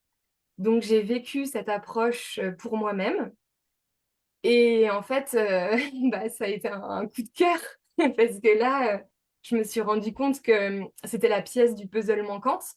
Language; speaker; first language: French; native; French